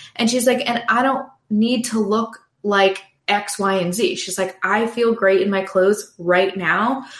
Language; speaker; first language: English; native; English